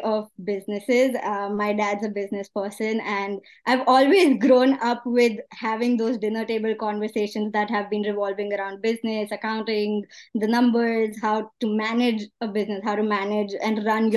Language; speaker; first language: English; non-native, local second language; Hindi